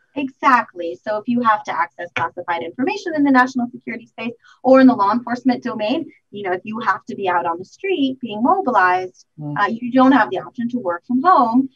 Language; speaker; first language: English; native; English